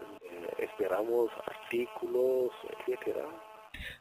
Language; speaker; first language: Spanish; non-native, fluent; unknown